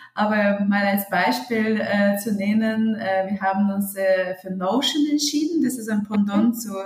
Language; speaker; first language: German; non-native, fluent; Russian